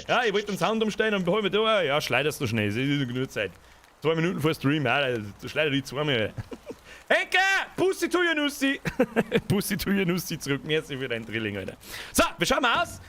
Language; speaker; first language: German; native; German